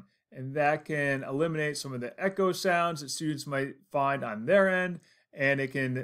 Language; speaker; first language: English; native; English